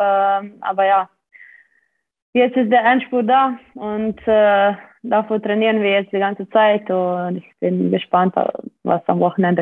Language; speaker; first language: German; non-native, fluent; Slovenian